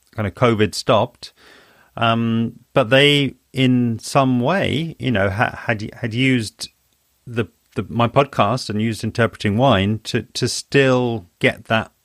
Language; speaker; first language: English; native; English